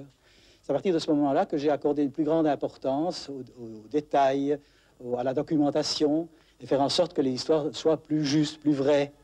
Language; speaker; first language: French; native; French